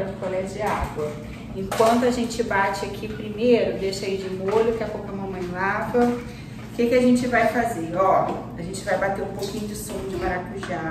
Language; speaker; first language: Portuguese; native; Portuguese